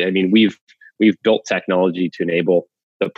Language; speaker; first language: English; native; English